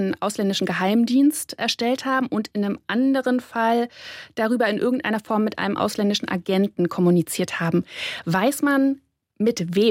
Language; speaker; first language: German; native; German